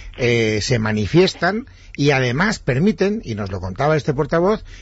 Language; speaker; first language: Spanish; native; Spanish